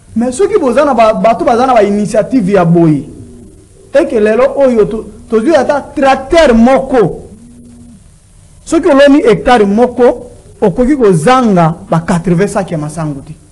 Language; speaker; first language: Lingala; native; Lingala